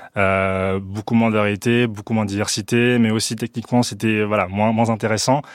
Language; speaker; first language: French; early bilingual, other home language; Wu Chinese